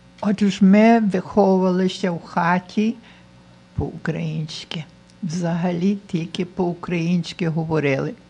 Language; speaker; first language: Ukrainian; early bilingual, heritage; Ukrainian